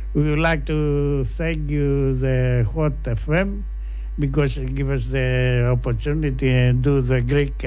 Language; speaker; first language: English; non-native, learner; Greek